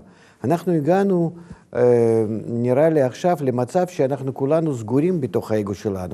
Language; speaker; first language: Hebrew; non-native, fluent; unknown